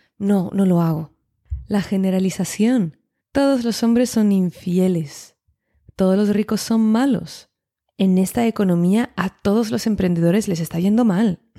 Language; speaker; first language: Spanish; non-native, fluent; French